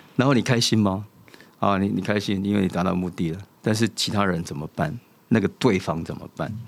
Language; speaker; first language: Chinese; native; Chinese